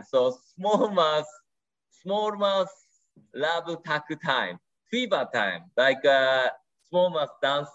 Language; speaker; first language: English; non-native, learner; Japanese